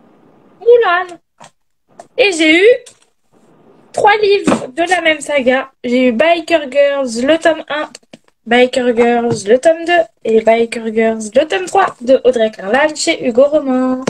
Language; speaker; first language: French; native; French